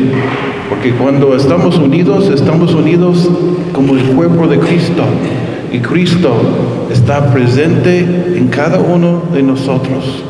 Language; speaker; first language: Spanish; non-native, fluent; English